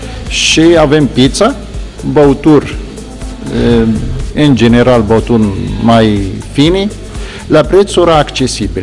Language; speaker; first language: Romanian; non-native, fluent; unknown